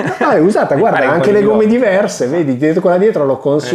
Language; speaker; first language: Italian; native; Italian